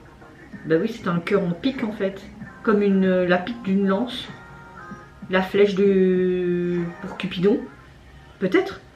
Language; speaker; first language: French; native; French